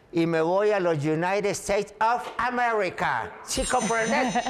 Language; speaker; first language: Spanish; native; Spanish